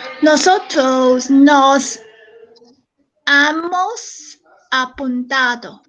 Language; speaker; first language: Spanish; non-native, learner; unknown